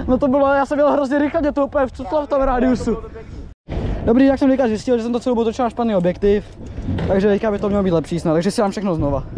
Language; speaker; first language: Czech; native; Czech